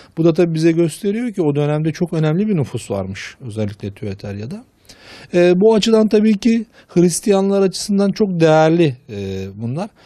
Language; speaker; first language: Turkish; native; Turkish